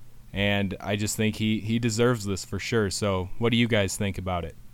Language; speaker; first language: English; native; English